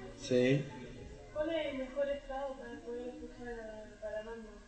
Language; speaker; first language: Spanish; non-native, learner; English